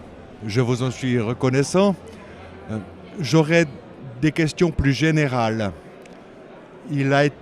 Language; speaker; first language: French; native; French